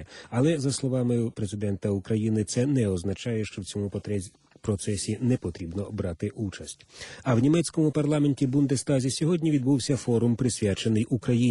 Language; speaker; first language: Ukrainian; native; Ukrainian